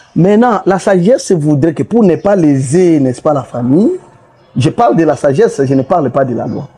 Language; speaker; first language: French; non-native, local second language; Swahili